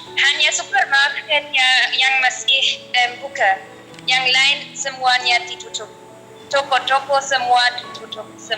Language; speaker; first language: Indonesian; non-native, fluent; German